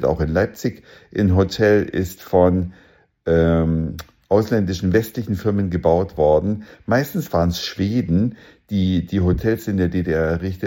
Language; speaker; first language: German; native; German